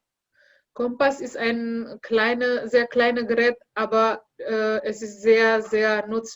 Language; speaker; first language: German; non-native, learner; Indonesian